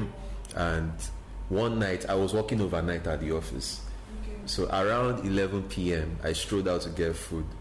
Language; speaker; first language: English; non-native, local second language; Igbo